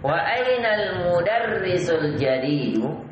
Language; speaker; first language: Arabic; non-native, fluent; Indonesian